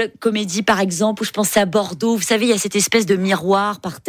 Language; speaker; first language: French; native; French